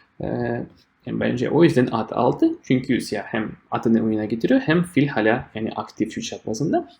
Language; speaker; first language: Turkish; non-native, fluent; Russian